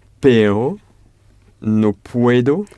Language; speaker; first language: Spanish; non-native, learner; French